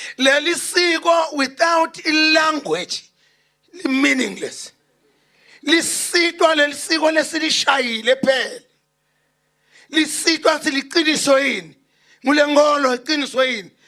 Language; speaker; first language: Zulu; non-native, local second language; Swati